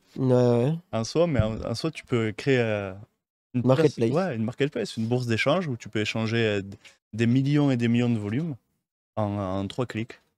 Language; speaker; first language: French; native; French